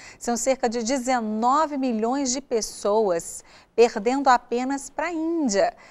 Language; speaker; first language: Portuguese; native; Portuguese